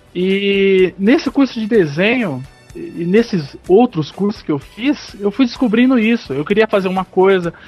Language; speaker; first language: Portuguese; native; Portuguese